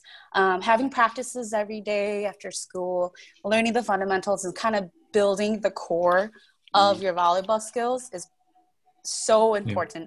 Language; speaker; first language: English; native; English